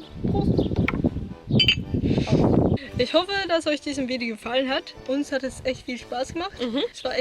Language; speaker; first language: German; non-native, fluent; Swedish